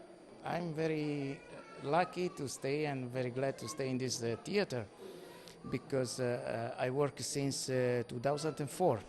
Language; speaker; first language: English; non-native, fluent; Italian